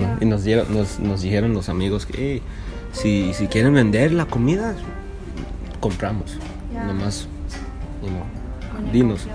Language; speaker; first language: Spanish; early bilingual, heritage; Spanish